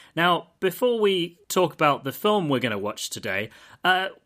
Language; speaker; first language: English; native; English